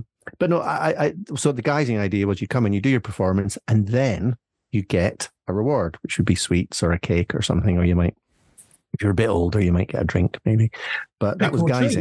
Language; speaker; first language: English; native; English